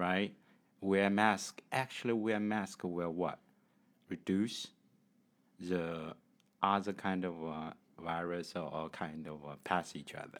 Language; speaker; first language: English; non-native, learner; Chinese